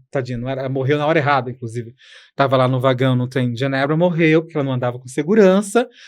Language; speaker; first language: Portuguese; native; Portuguese